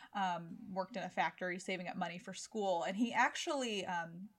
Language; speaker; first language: English; native; English